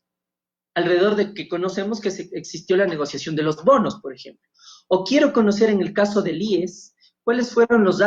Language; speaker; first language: Spanish; native; Spanish